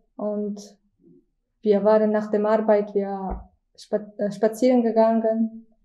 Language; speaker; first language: German; non-native, learner; Georgian